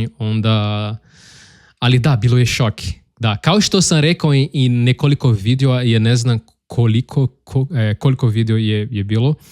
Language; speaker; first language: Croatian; non-native, learner; Portuguese